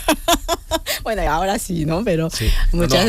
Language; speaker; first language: Spanish; non-native, fluent; Japanese